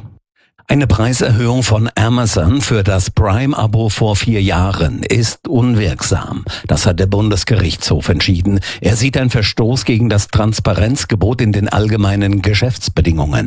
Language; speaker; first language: German; native; German